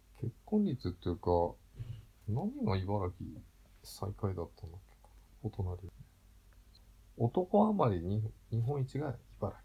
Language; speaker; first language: Japanese; native; Japanese